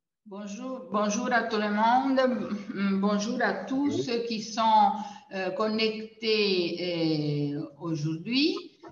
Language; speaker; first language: French; non-native, fluent; Italian